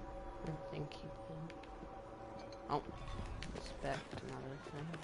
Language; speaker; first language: English; native; English